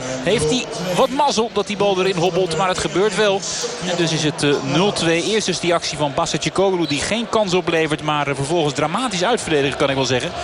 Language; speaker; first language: Dutch; native; Dutch